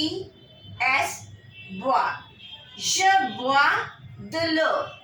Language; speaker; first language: French; non-native, fluent; Bangla